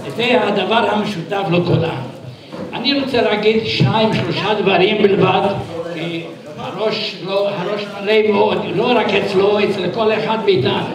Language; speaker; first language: Hebrew; non-native, fluent; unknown